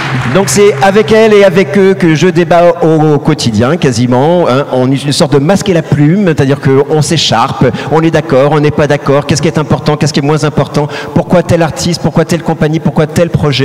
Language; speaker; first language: French; native; French